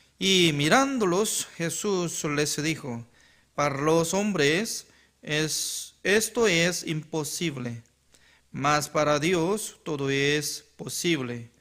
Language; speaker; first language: Spanish; non-native, learner; Korean